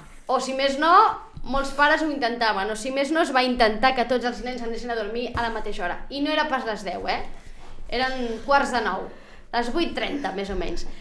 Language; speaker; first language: Catalan; native; Catalan